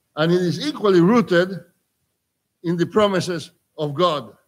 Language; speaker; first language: English; non-native, fluent; Spanish